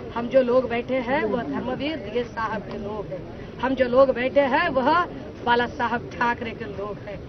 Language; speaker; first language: Hindi; non-native, local second language; Marathi